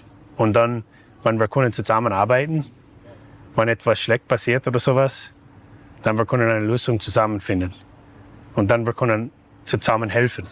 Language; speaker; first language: German; non-native, learner; English